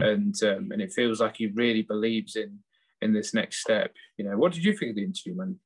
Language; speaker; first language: English; native; English